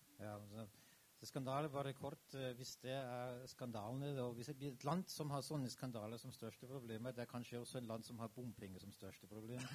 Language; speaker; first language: Norwegian; non-native, fluent; German